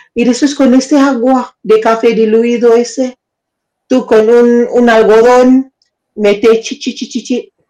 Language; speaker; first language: Spanish; non-native, learner; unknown